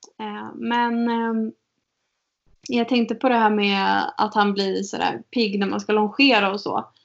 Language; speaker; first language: Swedish; native; Swedish